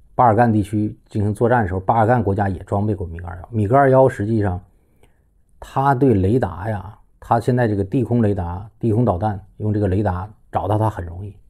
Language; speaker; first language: Chinese; native; Chinese